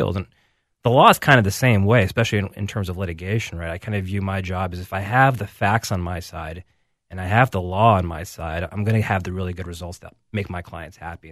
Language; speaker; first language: English; native; English